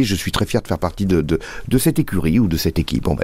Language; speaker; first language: French; native; French